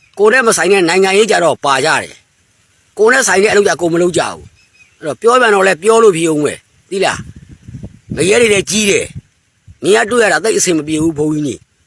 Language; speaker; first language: Burmese; native; Burmese